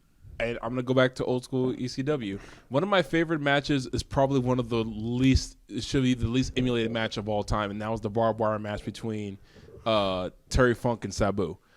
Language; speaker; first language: English; native; English